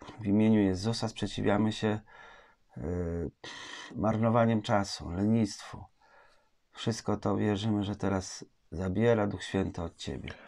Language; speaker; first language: Polish; native; Polish